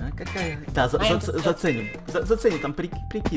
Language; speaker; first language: Russian; native; Russian